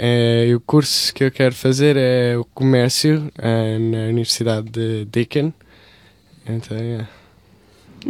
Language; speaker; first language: Portuguese; early bilingual, heritage; English